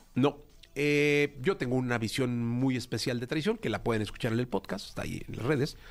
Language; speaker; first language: Spanish; native; Spanish